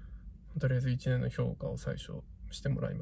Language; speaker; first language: Japanese; native; Japanese